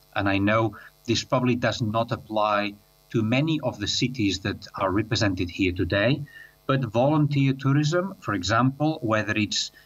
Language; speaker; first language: English; non-native, fluent; Catalan